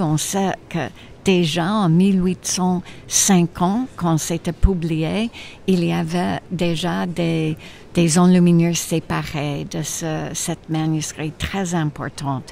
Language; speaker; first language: French; non-native, fluent; English